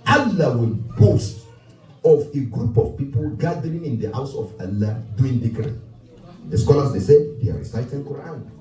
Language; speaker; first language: English; non-native, local second language; Yoruba